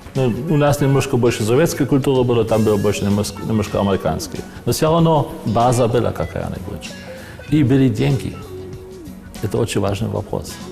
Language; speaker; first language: Russian; non-native, fluent; German